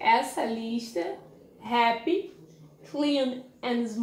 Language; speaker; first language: English; non-native, learner; Portuguese